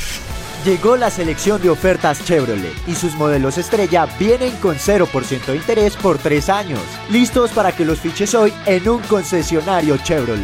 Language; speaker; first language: Spanish; native; Spanish